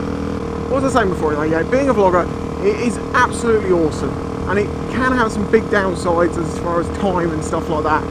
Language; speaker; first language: English; native; English